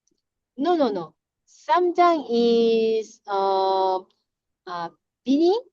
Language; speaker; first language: English; non-native, learner; Korean